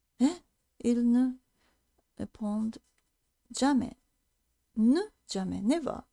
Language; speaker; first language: French; non-native, learner; Japanese